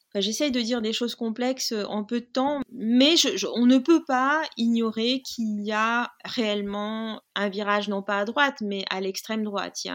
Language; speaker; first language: French; non-native, local second language; Arabic